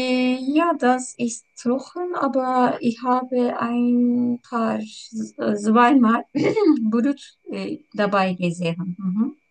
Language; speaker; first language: German; non-native, learner; Turkish